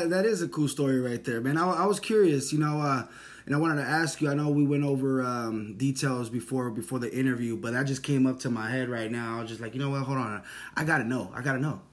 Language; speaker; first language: English; native; English